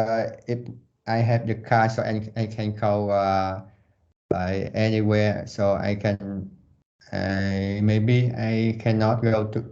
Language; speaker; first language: English; non-native, learner; Vietnamese